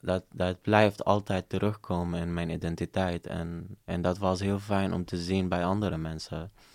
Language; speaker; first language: Dutch; non-native, fluent; Arabic